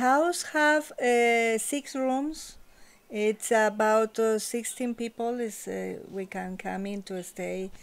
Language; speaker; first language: English; non-native, learner; Spanish